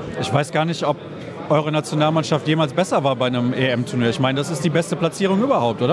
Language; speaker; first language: German; native; German